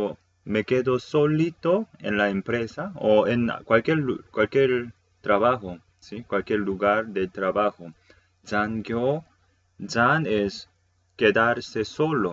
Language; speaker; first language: Spanish; non-native, fluent; Korean